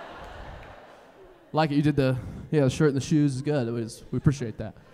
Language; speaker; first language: English; native; English